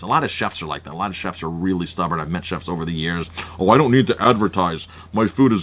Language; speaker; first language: English; native; English